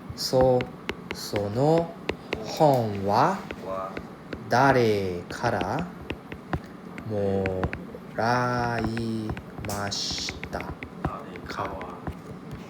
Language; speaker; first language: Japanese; non-native, fluent; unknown